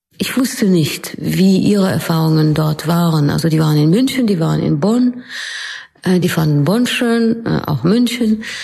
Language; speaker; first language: German; non-native, fluent; Arabic